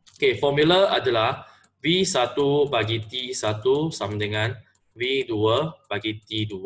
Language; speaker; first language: Malay; non-native, local second language; Chinese